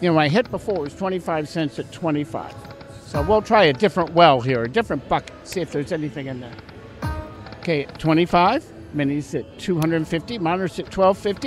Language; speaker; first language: English; native; English